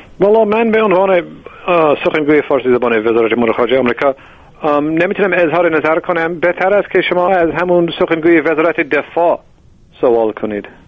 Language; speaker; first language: Persian; non-native, fluent; English